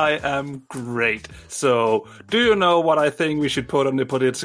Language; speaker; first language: English; non-native, fluent; Danish